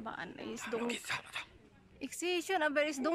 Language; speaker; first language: German; non-native, learner; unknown